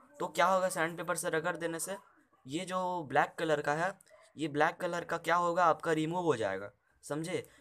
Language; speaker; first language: Hindi; native; Hindi